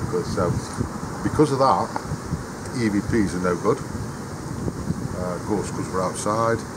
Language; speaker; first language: English; native; English